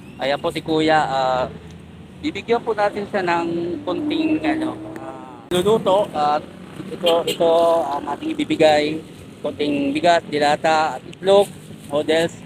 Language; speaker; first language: Filipino; native; Filipino